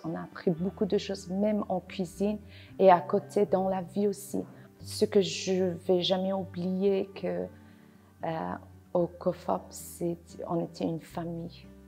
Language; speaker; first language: French; non-native, learner; Persian